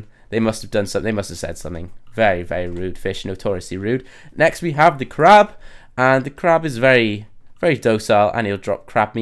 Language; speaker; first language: English; native; English